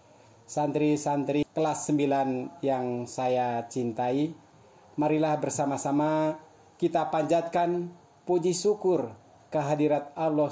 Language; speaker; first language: Indonesian; native; Indonesian